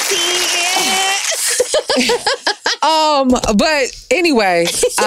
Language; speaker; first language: English; native; English